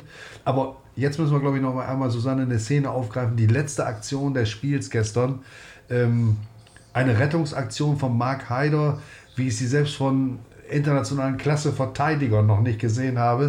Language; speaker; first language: German; native; German